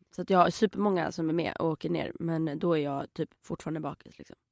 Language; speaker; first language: Swedish; native; Swedish